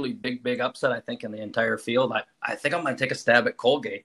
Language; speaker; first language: English; native; English